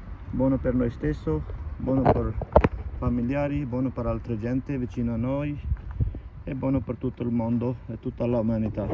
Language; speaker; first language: Italian; non-native, learner; Urdu